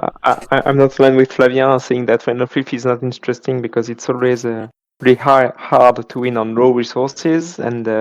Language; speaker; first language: English; non-native, fluent; French